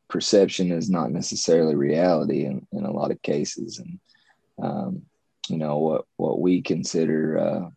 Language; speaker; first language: English; native; English